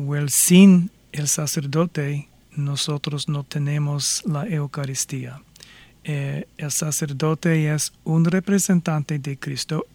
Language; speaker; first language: Spanish; non-native, fluent; English